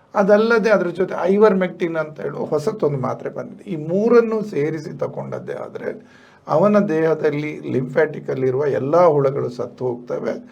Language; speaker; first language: Kannada; native; Kannada